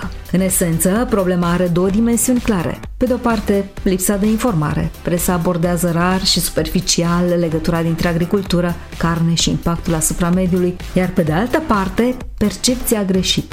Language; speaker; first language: Romanian; native; Romanian